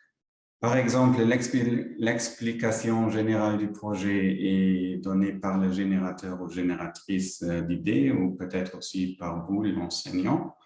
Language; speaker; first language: French; non-native, local second language; Luxembourgish